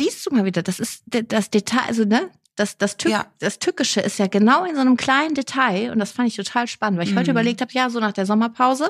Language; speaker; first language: German; native; German